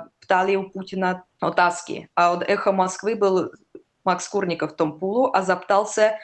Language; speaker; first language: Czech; non-native, learner; Russian